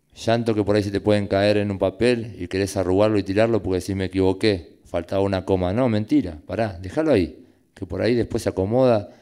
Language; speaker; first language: Spanish; native; Spanish